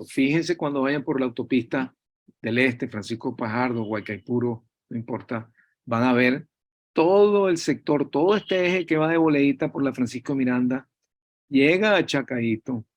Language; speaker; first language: Spanish; native; Spanish